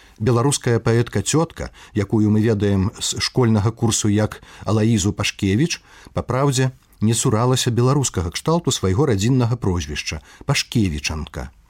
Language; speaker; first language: Belarusian; native; Belarusian